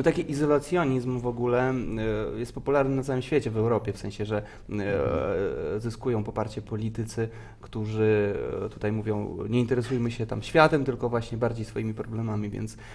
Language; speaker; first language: Polish; native; Polish